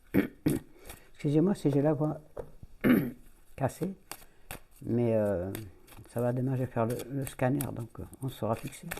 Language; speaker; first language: French; native; French